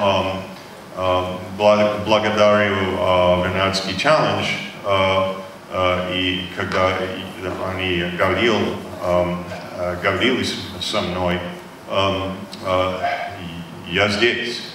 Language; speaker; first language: Russian; non-native, learner; English